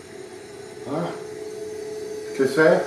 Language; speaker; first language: French; native; French